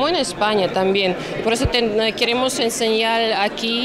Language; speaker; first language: Spanish; non-native, learner; Russian